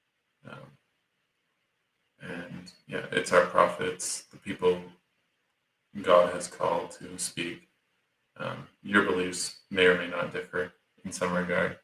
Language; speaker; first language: English; native; English